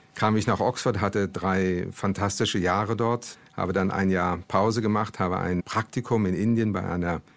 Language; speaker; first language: German; early bilingual, other home language; Portuguese